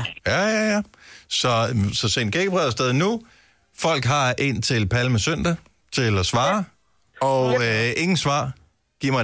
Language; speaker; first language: Danish; native; Danish